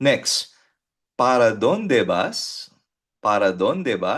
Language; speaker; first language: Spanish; non-native, fluent; Filipino